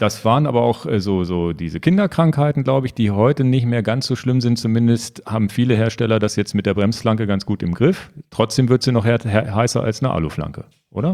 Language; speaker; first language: German; native; German